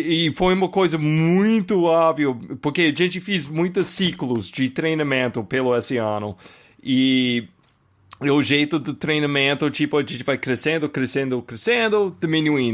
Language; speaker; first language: Portuguese; non-native, fluent; English